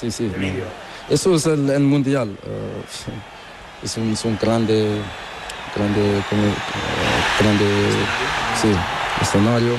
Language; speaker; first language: Spanish; non-native, learner; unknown